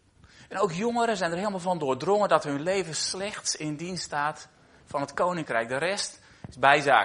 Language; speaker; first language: Dutch; native; Dutch